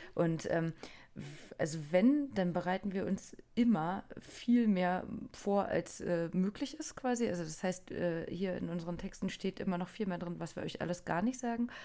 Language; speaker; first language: German; non-native, fluent; Japanese